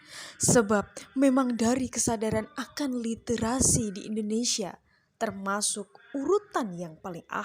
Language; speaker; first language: Indonesian; native; Indonesian